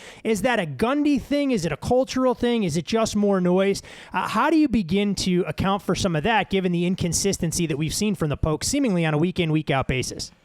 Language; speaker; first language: English; native; English